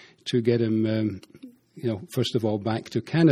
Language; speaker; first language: English; native; English